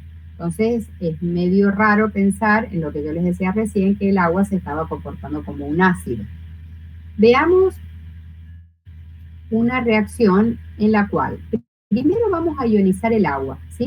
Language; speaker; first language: Spanish; native; Spanish